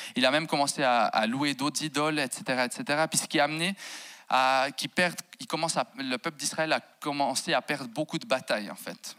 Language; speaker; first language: French; native; French